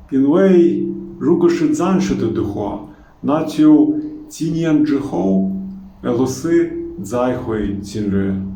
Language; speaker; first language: Chinese; non-native, fluent; Ukrainian